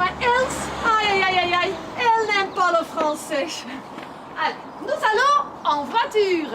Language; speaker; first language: French; non-native, learner; Dutch